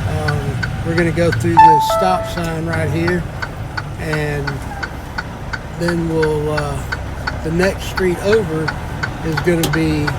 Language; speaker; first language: English; native; English